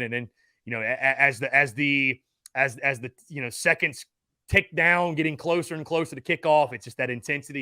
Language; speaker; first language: English; native; English